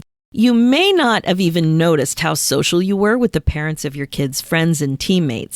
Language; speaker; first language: English; native; English